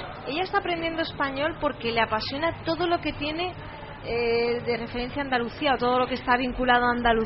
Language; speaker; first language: Spanish; native; Spanish